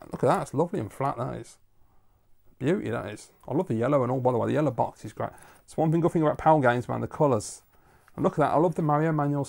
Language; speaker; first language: English; native; English